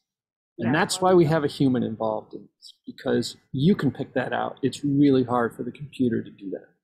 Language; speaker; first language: English; native; English